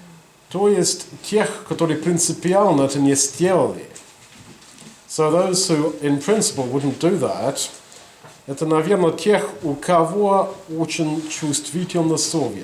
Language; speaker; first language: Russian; non-native, fluent; English